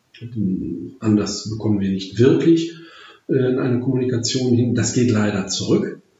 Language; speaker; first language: German; native; German